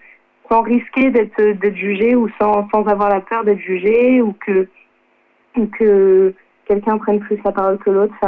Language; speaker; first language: French; native; French